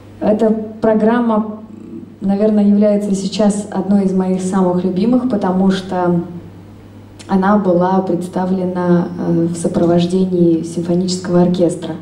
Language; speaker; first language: Russian; native; Russian